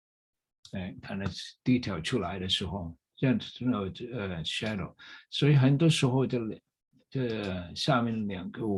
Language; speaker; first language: Chinese; non-native, fluent; English